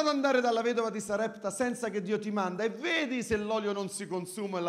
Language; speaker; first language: Italian; native; Italian